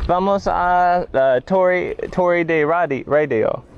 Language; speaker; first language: Spanish; non-native, learner; English